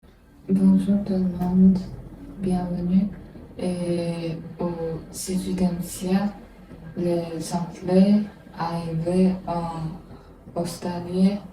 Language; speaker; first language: French; non-native, learner; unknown